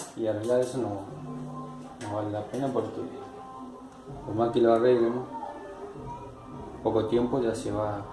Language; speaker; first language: Spanish; native; Spanish